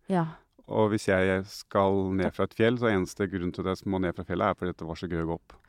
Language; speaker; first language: Norwegian; native; Norwegian